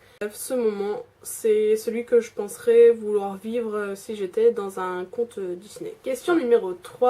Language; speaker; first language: French; native; French